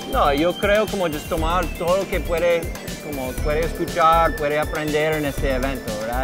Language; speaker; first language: Spanish; non-native, learner; English